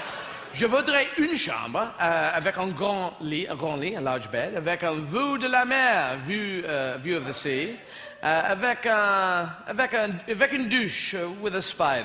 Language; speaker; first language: French; non-native, fluent; English